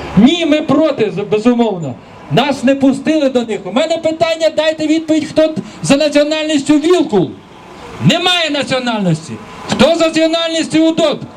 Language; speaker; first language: Ukrainian; native; Ukrainian